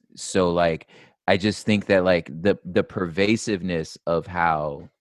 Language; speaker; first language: English; native; English